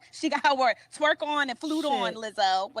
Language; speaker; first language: English; native; English